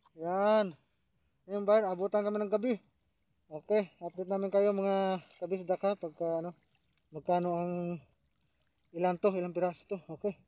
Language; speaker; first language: Filipino; non-native, local second language; Cebuano